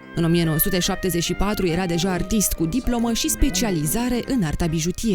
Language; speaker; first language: Romanian; native; Romanian